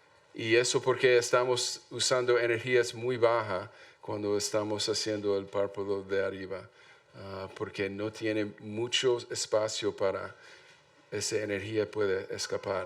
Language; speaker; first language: Spanish; non-native, learner; English